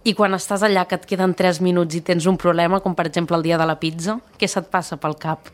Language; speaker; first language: Catalan; native; Catalan